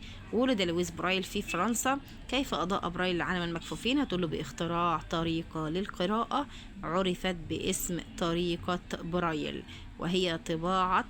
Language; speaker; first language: Arabic; native; Arabic